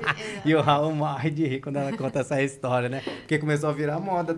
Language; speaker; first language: Portuguese; native; Portuguese